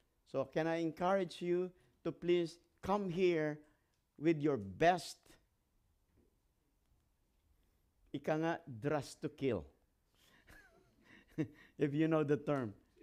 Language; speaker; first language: English; non-native, local second language; Filipino